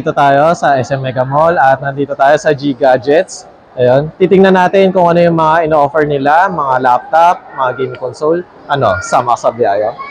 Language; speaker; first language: Filipino; native; Filipino